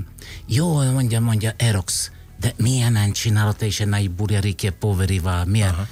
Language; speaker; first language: Hungarian; non-native, fluent; Italian